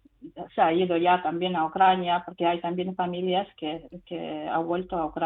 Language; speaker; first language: Spanish; non-native, fluent; Ukrainian